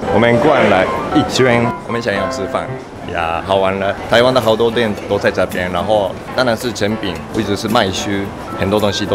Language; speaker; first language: Chinese; non-native, learner; Japanese